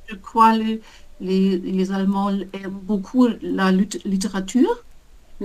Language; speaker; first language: French; non-native, learner; German